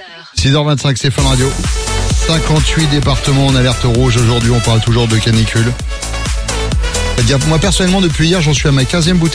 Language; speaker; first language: French; native; French